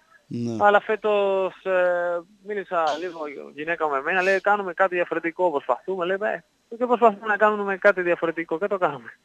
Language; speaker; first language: Greek; non-native, learner; Spanish